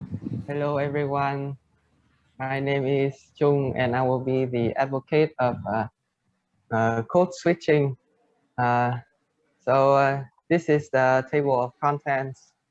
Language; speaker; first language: English; non-native, fluent; Vietnamese